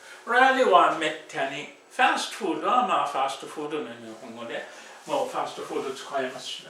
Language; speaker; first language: Japanese; non-native, fluent; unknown